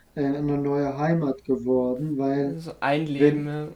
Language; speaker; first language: German; non-native, fluent; Arabic